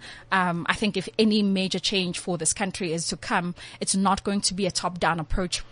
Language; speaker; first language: English; non-native, local second language; Swati